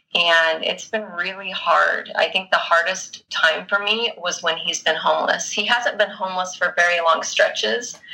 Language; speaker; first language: English; native; English